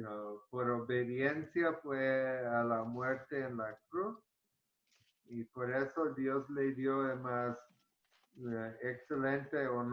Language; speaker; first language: Spanish; early bilingual, heritage; Spanish